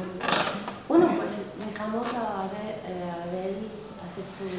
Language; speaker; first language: Spanish; non-native, fluent; English